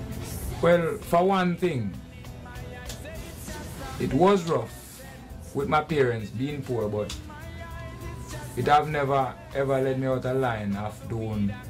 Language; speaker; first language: English; non-native, local second language; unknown